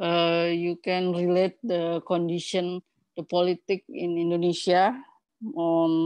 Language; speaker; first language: English; non-native, learner; Indonesian